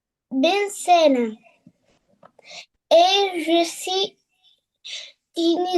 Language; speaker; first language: French; non-native, learner; Arabic